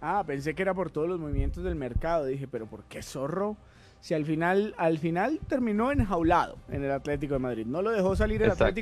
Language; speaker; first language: Spanish; native; Spanish